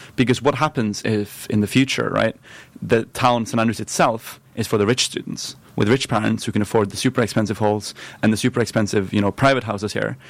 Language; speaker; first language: English; non-native, fluent; Norwegian